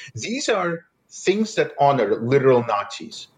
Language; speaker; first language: English; non-native, fluent; Russian